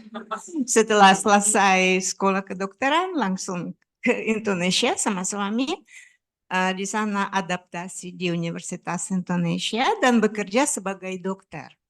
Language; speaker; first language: Indonesian; non-native, fluent; Russian